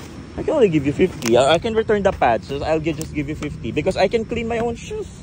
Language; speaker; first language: English; non-native, local second language; Filipino